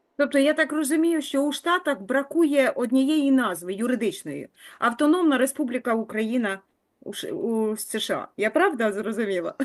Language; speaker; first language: Ukrainian; native; Ukrainian